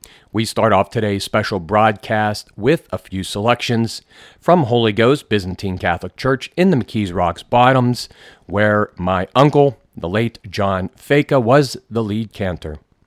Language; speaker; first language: English; native; English